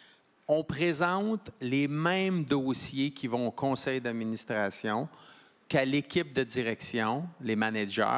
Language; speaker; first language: French; native; French